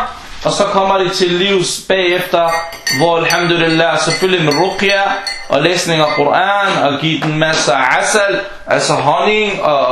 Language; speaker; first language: Danish; non-native, fluent; Arabic